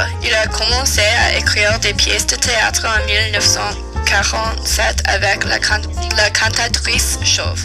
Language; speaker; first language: French; non-native, learner; English